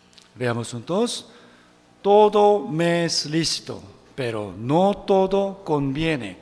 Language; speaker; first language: Spanish; non-native, fluent; Korean